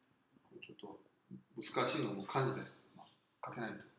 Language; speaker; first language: Japanese; non-native, fluent; Korean